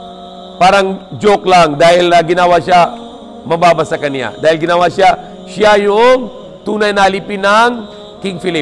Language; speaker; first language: Filipino; non-native, fluent; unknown